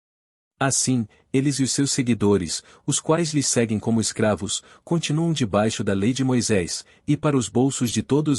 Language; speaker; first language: Portuguese; native; Portuguese